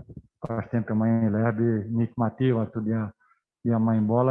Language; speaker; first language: Indonesian; non-native, fluent; Portuguese